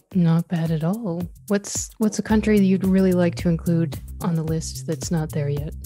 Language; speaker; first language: English; native; English